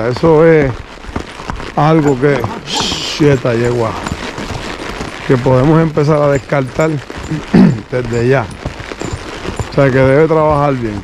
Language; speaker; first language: Spanish; native; Spanish